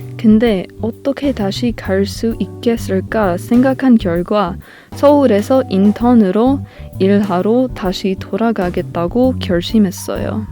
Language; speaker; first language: Korean; non-native, learner; English